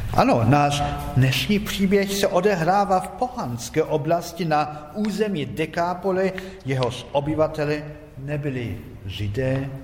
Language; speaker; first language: Czech; non-native, fluent; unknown